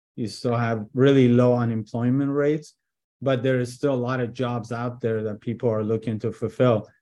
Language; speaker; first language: English; early bilingual, other home language; Persian